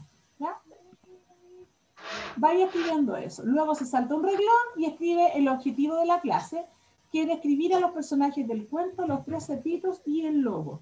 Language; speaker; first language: Spanish; native; Spanish